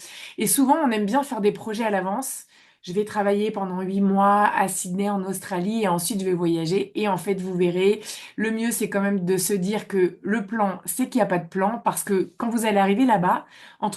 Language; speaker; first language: French; native; French